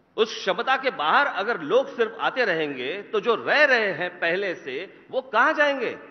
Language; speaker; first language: Hindi; non-native, local second language; Marathi